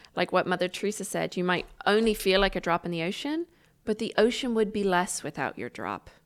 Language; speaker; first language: English; native; English